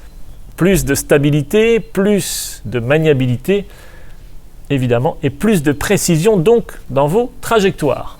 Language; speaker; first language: French; native; French